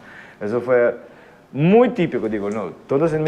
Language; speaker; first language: Spanish; non-native, fluent; Ukrainian